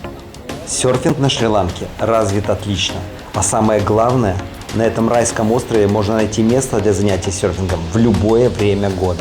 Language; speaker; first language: Russian; native; Russian